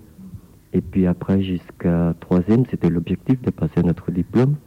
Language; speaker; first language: French; non-native, fluent; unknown